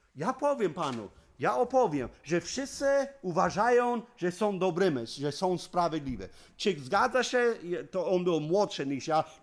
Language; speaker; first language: Polish; non-native, learner; English